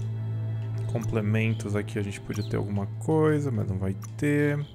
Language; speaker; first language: Portuguese; native; Portuguese